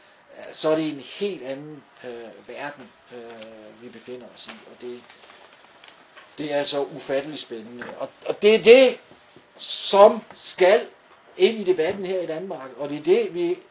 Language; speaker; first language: Danish; native; Danish